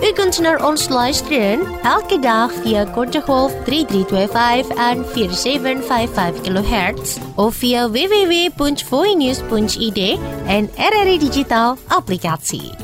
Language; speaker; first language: Dutch; non-native, fluent; Indonesian